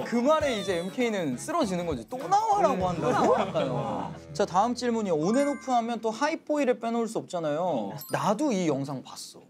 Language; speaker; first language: Korean; native; Korean